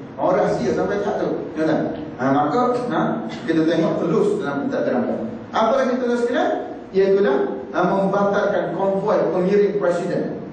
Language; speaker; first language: Malay; native; Malay